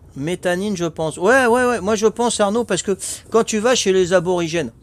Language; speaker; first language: French; native; French